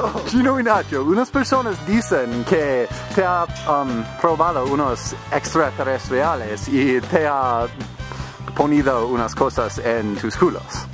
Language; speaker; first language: Spanish; non-native, learner; English